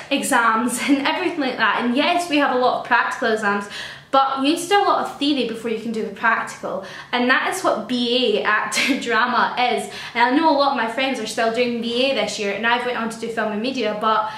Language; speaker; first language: English; native; English